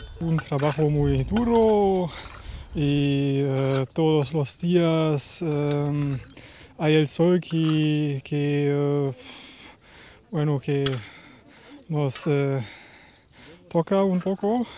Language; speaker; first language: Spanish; non-native, learner; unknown